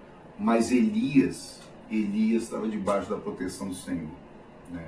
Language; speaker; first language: Portuguese; native; Portuguese